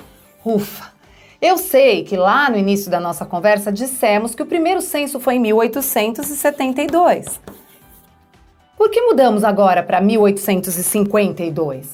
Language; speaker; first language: Portuguese; native; Portuguese